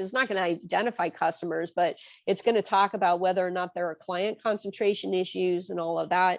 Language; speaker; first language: English; native; English